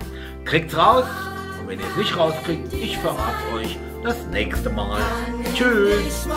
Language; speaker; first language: German; native; German